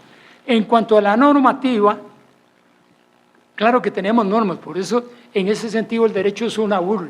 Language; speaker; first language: Spanish; native; Spanish